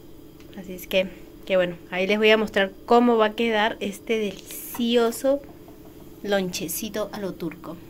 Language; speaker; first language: Spanish; native; Spanish